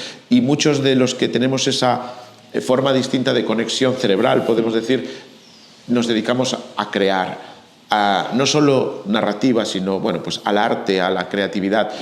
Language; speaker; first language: Spanish; native; Spanish